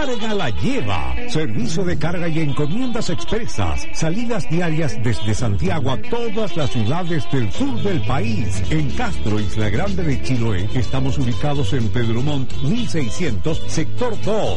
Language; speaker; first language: Spanish; native; Spanish